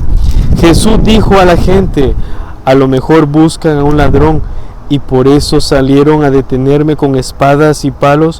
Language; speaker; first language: Spanish; native; Spanish